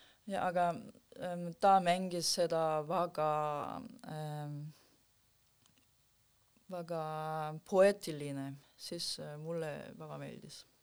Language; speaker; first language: Estonian; non-native, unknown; Korean